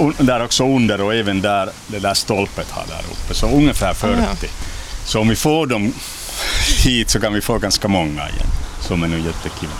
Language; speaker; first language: Swedish; non-native, local second language; Finnish